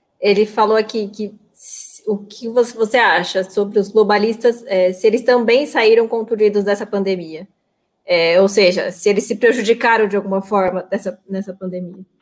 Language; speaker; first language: Portuguese; native; Portuguese